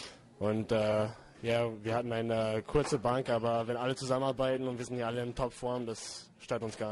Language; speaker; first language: German; early bilingual, heritage; English